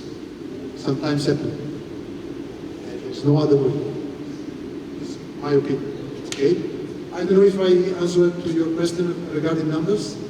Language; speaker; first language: English; non-native, fluent; Italian